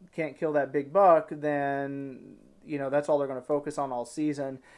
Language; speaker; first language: English; native; English